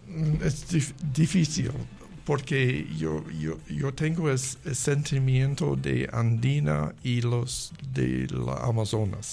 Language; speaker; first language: Spanish; non-native, learner; English